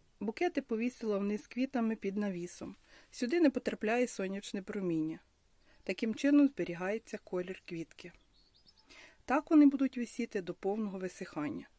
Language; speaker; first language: Ukrainian; native; Ukrainian